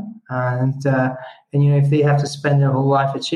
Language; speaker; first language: English; non-native, fluent; Italian